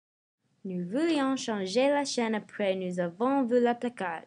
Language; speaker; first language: French; non-native, learner; English